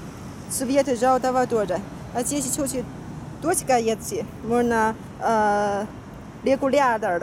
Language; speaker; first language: Russian; non-native, learner; Chinese